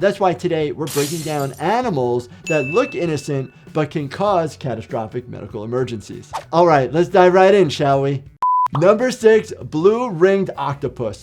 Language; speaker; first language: English; native; English